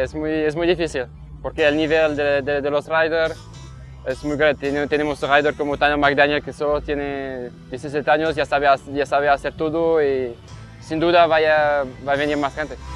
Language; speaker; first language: Spanish; non-native, fluent; French